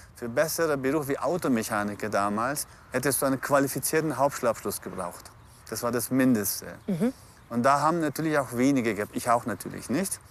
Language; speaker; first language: German; early bilingual, other home language; Turkish